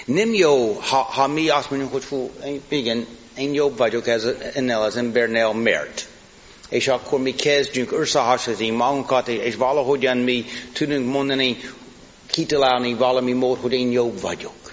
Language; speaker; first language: Hungarian; non-native, fluent; English